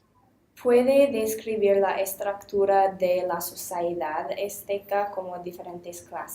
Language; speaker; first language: Spanish; non-native, learner; English